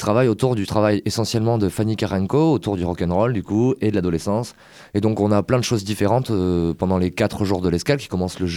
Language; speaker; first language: French; native; French